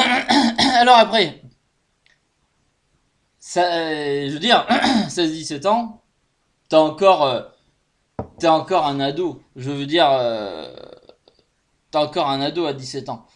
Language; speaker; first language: French; native; French